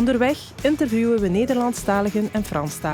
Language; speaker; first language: Dutch; native; Dutch